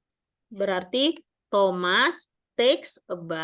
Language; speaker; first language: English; non-native, learner; Indonesian